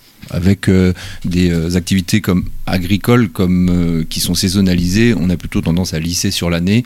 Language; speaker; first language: French; native; French